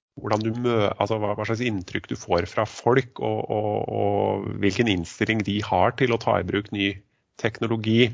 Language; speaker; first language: Norwegian; native; Norwegian